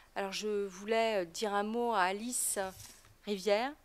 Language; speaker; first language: French; native; French